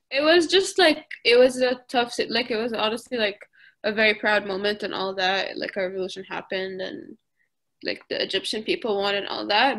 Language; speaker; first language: English; early bilingual, other home language; Arabic